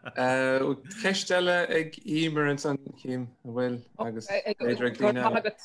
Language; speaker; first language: Irish; native; Irish